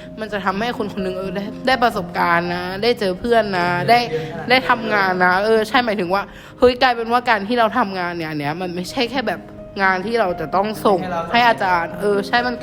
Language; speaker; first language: Thai; native; Thai